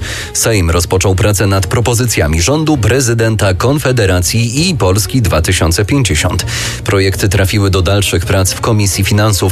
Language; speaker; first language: Polish; native; Polish